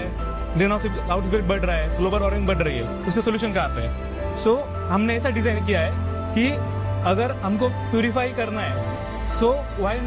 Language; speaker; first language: Hindi; non-native, local second language; Marathi